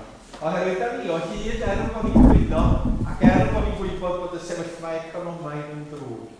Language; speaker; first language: Welsh; native; Welsh